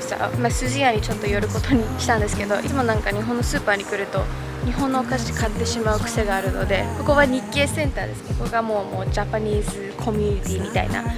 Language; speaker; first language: Japanese; early bilingual, other home language; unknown